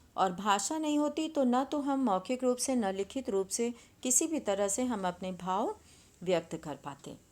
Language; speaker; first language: Hindi; native; Hindi